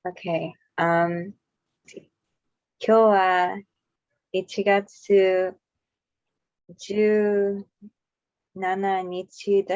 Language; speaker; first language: Japanese; non-native, learner; English